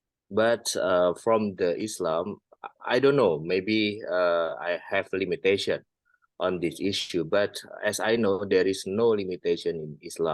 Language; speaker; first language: English; non-native, fluent; Indonesian